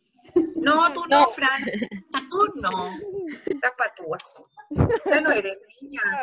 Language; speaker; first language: Spanish; native; Spanish